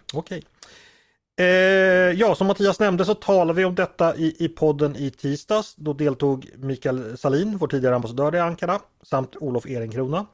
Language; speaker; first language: Swedish; native; Swedish